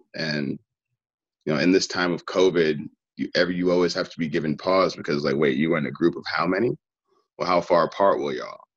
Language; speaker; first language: English; native; English